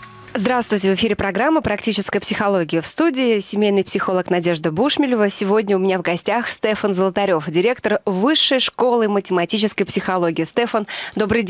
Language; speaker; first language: Russian; native; Russian